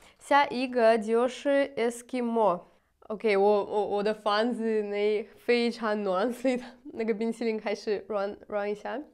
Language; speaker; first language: Chinese; non-native, fluent; Russian